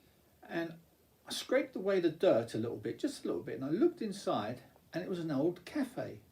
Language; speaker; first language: English; native; English